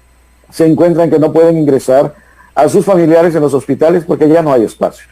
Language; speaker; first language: Spanish; native; Spanish